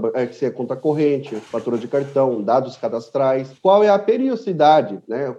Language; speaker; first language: Portuguese; early bilingual, other home language; Korean